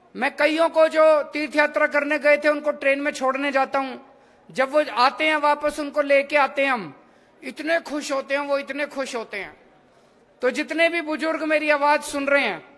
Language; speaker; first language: Hindi; native; Hindi